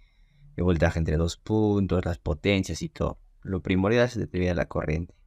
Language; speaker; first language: Spanish; native; Spanish